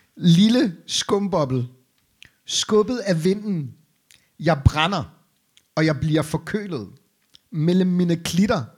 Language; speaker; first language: Danish; non-native, fluent; Arabic